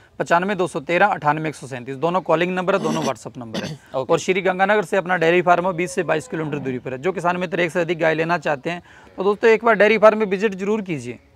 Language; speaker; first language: Hindi; native; Hindi